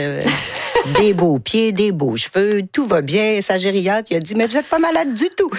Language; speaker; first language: French; native; French